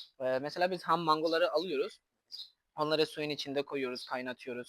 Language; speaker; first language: Turkish; non-native, fluent; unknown